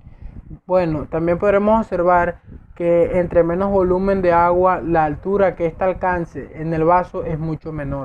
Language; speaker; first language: Spanish; native; Spanish